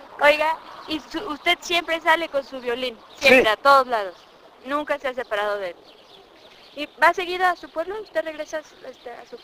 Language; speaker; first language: Spanish; native; Spanish